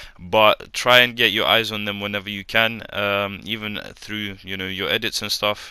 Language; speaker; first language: English; native; English